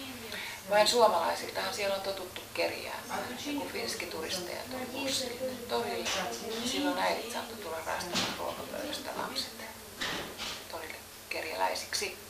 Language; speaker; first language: Finnish; native; Finnish